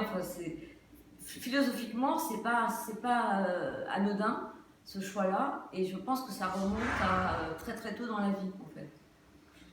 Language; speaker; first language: French; native; French